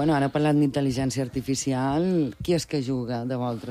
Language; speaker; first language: Catalan; native; Catalan